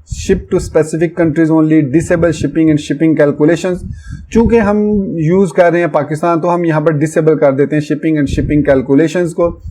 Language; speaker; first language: Urdu; non-native, local second language; Punjabi